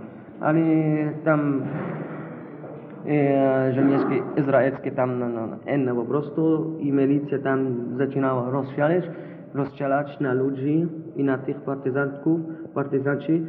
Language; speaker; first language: Polish; non-native, learner; Arabic